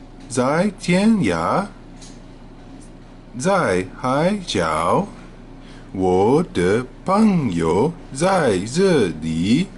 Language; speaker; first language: Chinese; non-native, learner; English